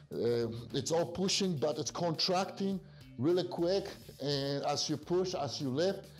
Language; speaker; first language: English; non-native, fluent; Polish